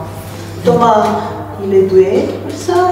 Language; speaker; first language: French; non-native, fluent; Romanian